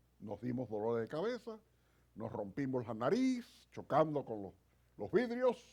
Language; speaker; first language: Spanish; native; Spanish